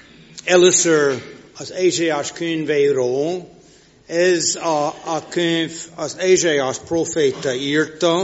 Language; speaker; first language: Hungarian; non-native, fluent; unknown